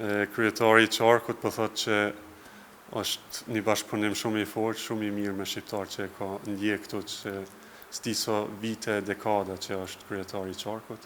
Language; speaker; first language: Albanian; native; Albanian